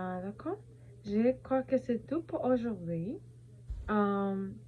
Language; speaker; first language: French; non-native, learner; Spanish